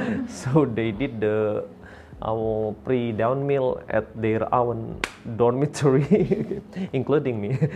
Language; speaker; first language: English; non-native, fluent; Indonesian